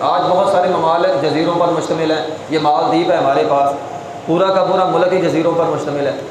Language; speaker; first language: Urdu; non-native, local second language; Punjabi